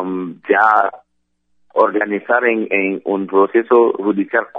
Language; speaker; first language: Spanish; non-native, fluent; Haitian Creole